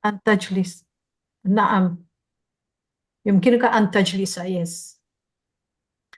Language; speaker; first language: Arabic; non-native, learner; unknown